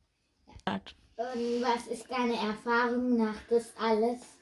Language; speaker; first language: German; early bilingual, other home language; Urdu